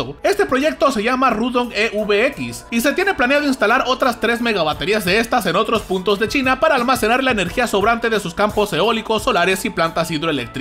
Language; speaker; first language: Spanish; native; Spanish